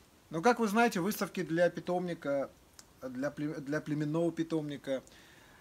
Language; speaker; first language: Russian; native; Russian